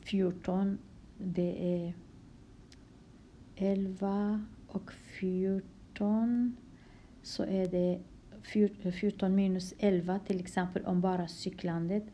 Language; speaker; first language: Swedish; non-native, fluent; Kurdish